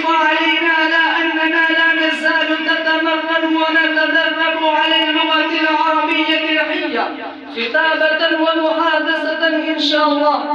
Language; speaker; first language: Arabic; non-native, learner; Urdu